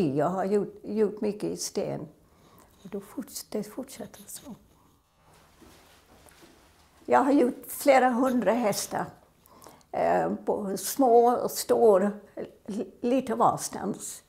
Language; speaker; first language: Swedish; non-native, fluent; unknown